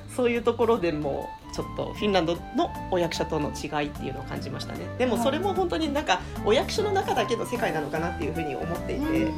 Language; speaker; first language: Japanese; early bilingual, heritage; Finnish